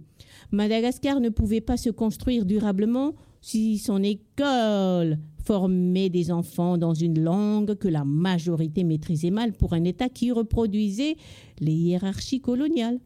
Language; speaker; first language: French; non-native, local second language; Malagasy